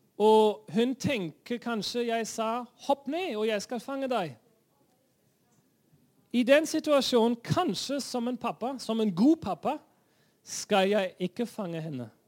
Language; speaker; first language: Norwegian; non-native, fluent; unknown